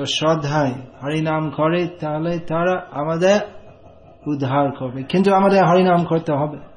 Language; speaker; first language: Bangla; non-native, fluent; English